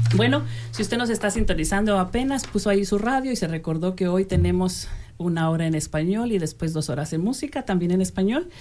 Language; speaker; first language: Spanish; native; Spanish